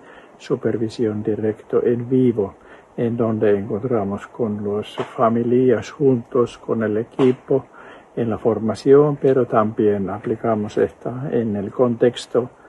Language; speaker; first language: Spanish; non-native, fluent; Finnish